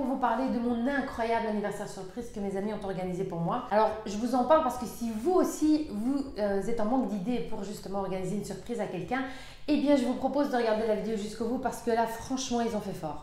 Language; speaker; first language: French; native; French